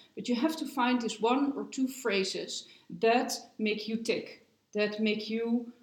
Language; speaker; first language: English; non-native, fluent; Dutch